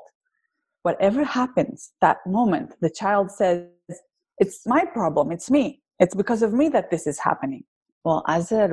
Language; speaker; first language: English; non-native, fluent; Greek